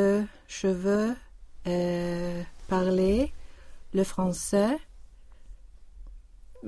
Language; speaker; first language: French; non-native, learner; Swedish